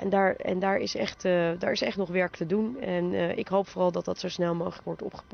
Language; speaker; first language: Dutch; native; Dutch